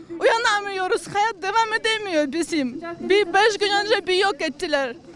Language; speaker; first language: Turkish; non-native, learner; Ukrainian